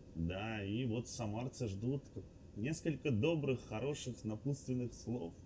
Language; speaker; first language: Russian; native; Russian